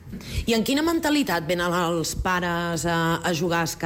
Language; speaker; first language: Catalan; native; Catalan